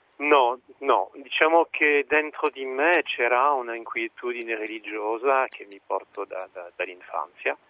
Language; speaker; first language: Italian; non-native, fluent; French